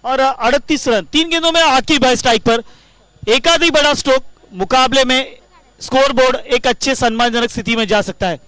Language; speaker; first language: Hindi; non-native, local second language; Marathi